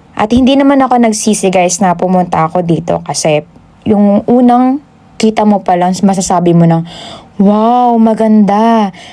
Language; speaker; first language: Filipino; non-native, local second language; Hiligaynon